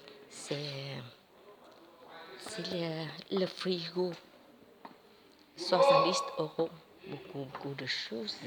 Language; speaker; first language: French; non-native, learner; Vietnamese